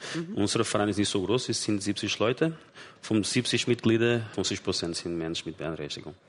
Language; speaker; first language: German; non-native, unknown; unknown